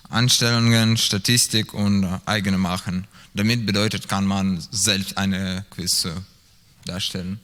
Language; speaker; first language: German; non-native, learner; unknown